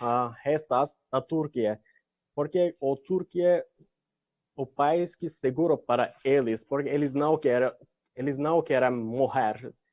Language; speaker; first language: Portuguese; non-native, learner; Turkish